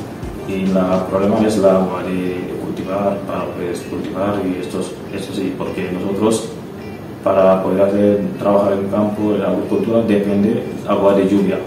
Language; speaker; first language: Spanish; non-native, learner; Wolof